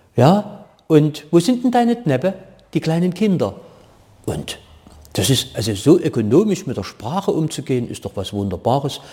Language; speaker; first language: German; native; German